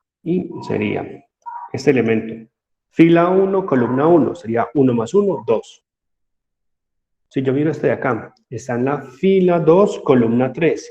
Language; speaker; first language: Spanish; native; Spanish